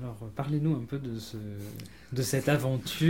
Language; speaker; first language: French; native; French